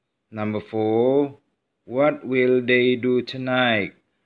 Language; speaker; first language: English; non-native, learner; Indonesian